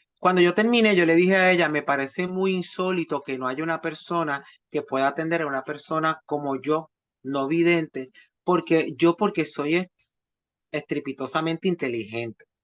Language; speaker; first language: Spanish; native; Spanish